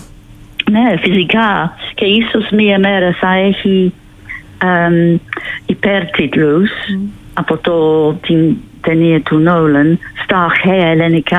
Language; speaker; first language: Greek; non-native, fluent; English